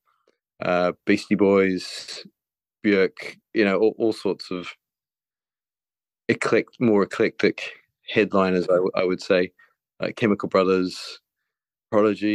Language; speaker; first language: English; native; English